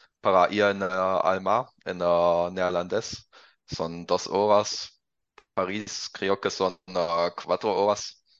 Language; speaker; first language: Spanish; non-native, learner; German